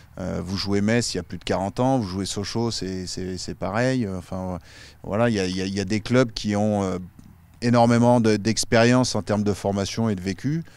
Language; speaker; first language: French; native; French